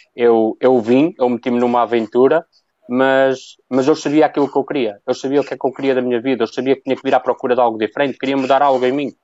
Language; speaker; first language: Portuguese; native; Portuguese